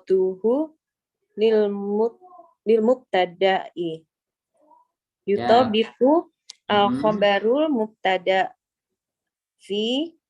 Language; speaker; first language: Arabic; non-native, learner; Indonesian